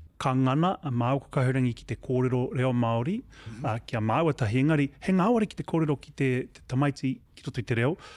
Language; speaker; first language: Māori; non-native, local second language; English